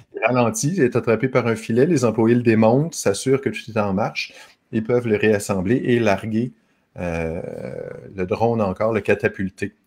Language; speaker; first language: French; native; French